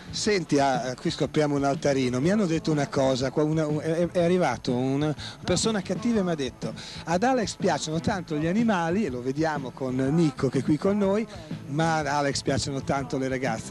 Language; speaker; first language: Italian; native; Italian